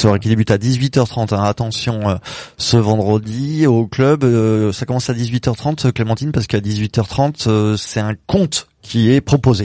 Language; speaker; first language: French; native; French